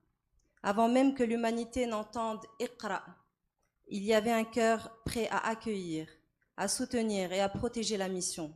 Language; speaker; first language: French; non-native, local second language; Arabic